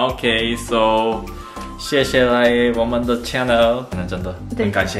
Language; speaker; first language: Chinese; non-native, learner; Korean